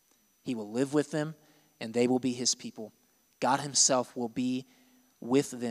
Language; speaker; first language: English; native; English